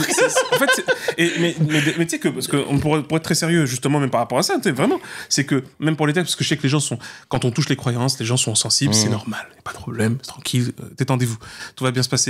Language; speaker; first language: French; native; French